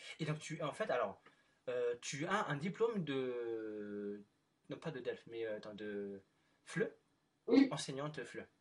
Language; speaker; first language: French; non-native, fluent; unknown